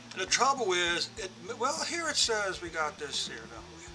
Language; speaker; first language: English; native; English